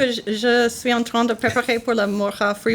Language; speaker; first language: French; non-native, learner; English